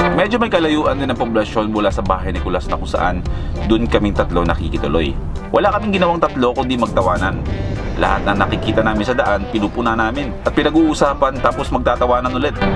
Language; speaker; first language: Filipino; native; Filipino